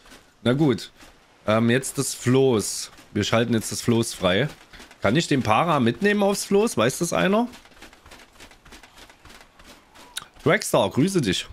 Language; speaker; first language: German; native; German